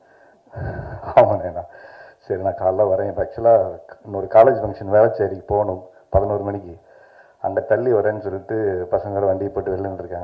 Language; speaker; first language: Tamil; native; Tamil